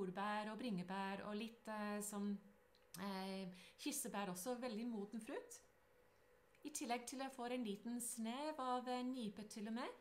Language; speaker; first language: Norwegian; non-native, fluent; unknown